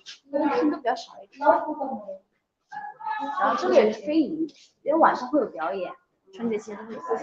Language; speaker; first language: Chinese; native; Chinese